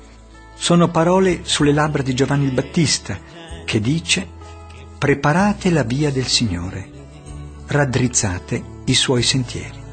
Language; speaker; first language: Italian; native; Italian